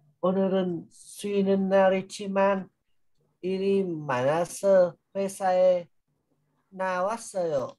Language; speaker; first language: Korean; non-native, learner; Vietnamese